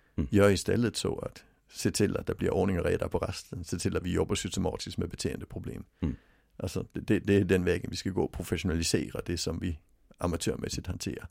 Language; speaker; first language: Swedish; native; Swedish